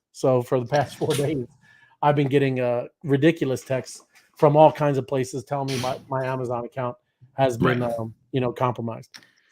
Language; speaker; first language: English; native; English